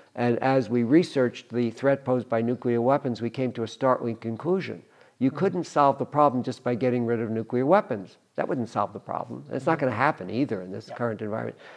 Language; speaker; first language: English; native; English